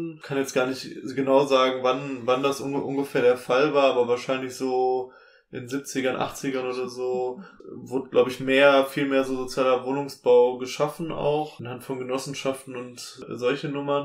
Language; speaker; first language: German; native; German